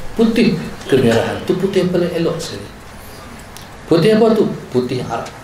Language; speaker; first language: Malay; native; Malay